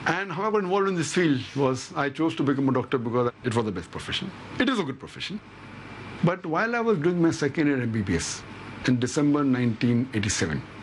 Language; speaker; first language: English; non-native, local second language; Urdu